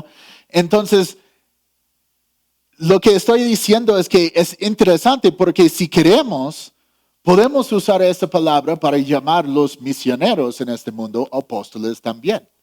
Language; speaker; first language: Spanish; non-native, fluent; English